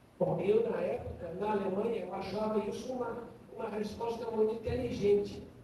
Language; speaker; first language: Portuguese; non-native, fluent; German